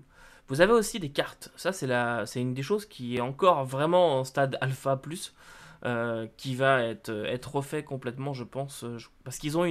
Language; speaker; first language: French; native; French